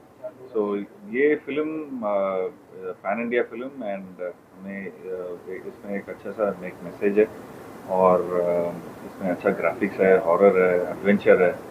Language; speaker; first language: Hindi; non-native, local second language; Tamil